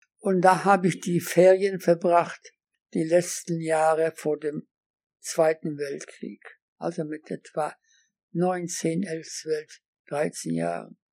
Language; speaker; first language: German; non-native, fluent; Polish